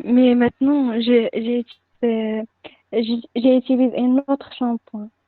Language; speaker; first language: French; non-native, learner; Arabic